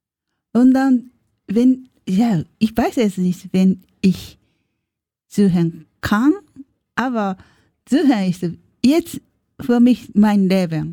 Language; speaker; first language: German; non-native, learner; Japanese